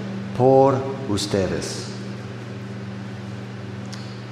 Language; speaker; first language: Spanish; non-native, fluent; English